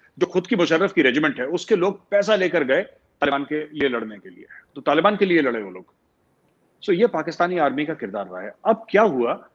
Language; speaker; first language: Hindi; native; Hindi